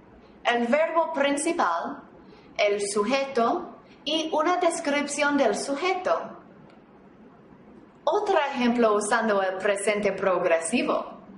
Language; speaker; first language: Spanish; non-native, fluent; English